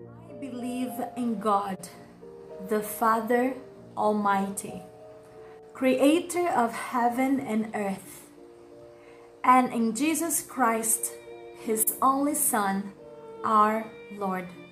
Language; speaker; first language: English; non-native, fluent; Portuguese